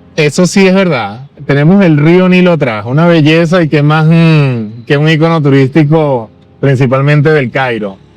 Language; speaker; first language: Spanish; native; Spanish